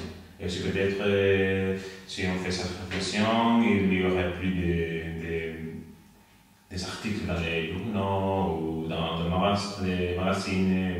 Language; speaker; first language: French; non-native, learner; Spanish